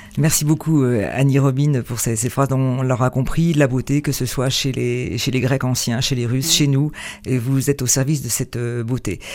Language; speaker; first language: French; native; French